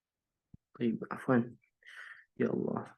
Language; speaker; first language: Arabic; non-native, fluent; Indonesian